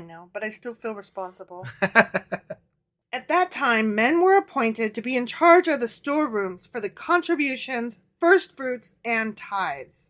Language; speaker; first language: English; native; English